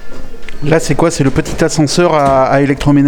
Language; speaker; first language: French; native; French